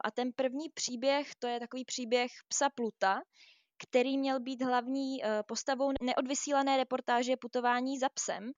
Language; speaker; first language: Czech; native; Czech